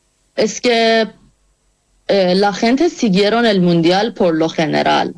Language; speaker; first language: Spanish; non-native, fluent; Persian